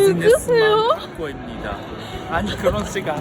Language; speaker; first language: Korean; non-native, learner; Japanese